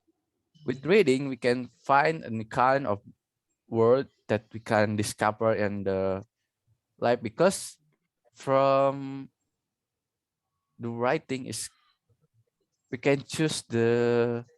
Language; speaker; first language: English; non-native, learner; Indonesian